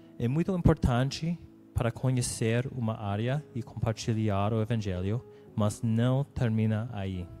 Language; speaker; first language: Portuguese; non-native, learner; English